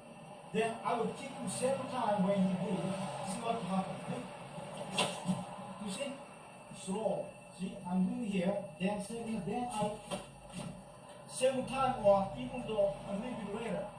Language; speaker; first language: English; non-native, learner; Japanese